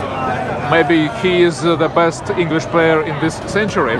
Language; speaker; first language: English; non-native, learner; Russian